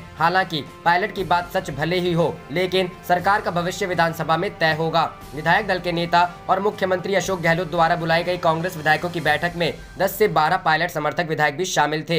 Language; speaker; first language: Hindi; native; Hindi